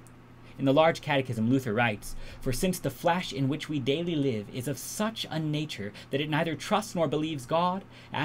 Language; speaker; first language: English; native; English